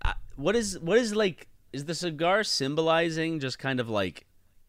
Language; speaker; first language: English; native; English